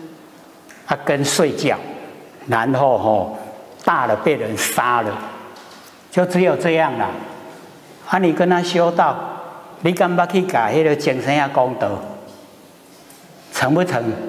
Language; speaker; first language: Chinese; native; Chinese